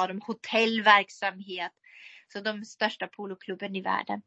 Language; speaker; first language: Swedish; non-native, fluent; German